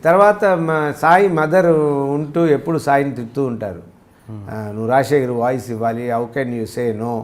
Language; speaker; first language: Telugu; early bilingual, other home language; Tamil